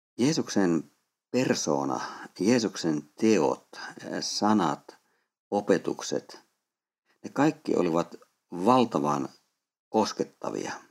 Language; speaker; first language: Finnish; native; Finnish